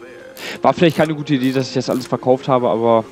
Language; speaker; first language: German; native; German